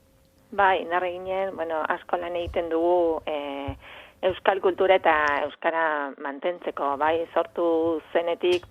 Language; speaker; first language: Basque; non-native, fluent; Spanish